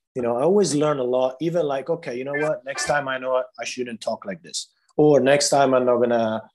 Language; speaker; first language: English; non-native, fluent; Italian